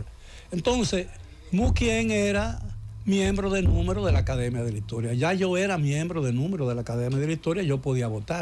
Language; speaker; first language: Spanish; native; Spanish